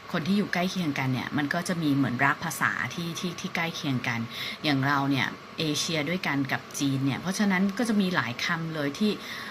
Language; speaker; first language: Thai; native; Thai